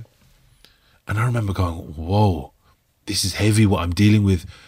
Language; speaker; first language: English; native; English